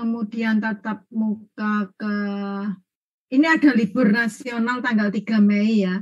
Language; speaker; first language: Indonesian; native; Indonesian